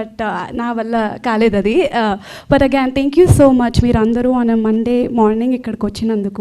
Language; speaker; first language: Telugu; early bilingual, heritage; Telugu